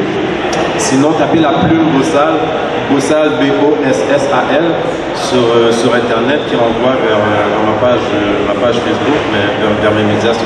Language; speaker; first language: French; native; French